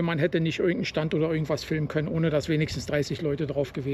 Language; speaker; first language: German; native; German